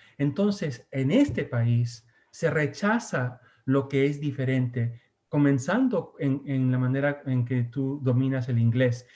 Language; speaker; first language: Spanish; early bilingual, heritage; Spanish